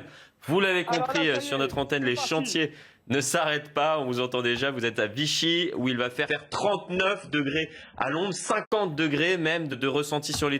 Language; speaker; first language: French; native; French